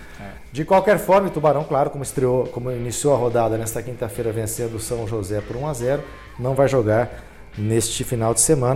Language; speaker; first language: Portuguese; native; Portuguese